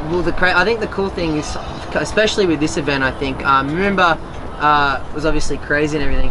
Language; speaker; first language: English; native; English